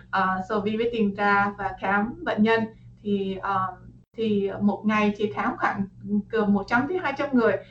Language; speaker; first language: Vietnamese; early bilingual, heritage; Vietnamese